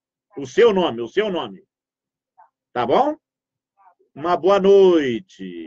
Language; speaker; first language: Portuguese; native; Portuguese